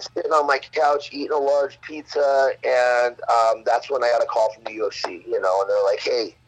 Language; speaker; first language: English; native; English